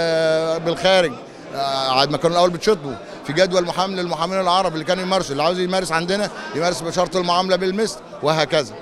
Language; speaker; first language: Arabic; native; Arabic